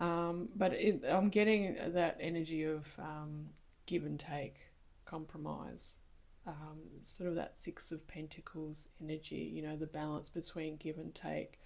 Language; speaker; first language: English; native; English